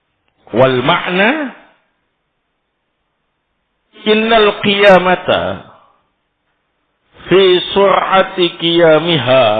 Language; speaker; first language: Arabic; non-native, fluent; Indonesian